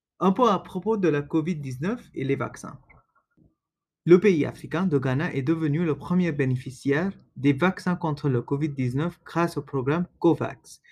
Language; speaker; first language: French; non-native, learner; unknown